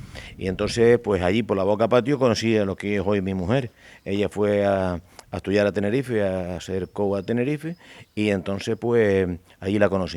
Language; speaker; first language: Spanish; native; Spanish